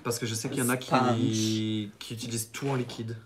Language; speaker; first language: French; native; French